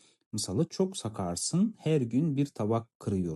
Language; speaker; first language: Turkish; non-native, fluent; Kazakh